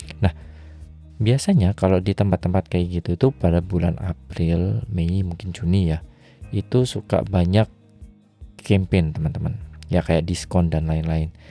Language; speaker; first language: Indonesian; native; Indonesian